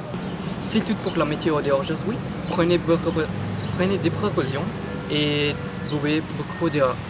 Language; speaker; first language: French; non-native, learner; Spanish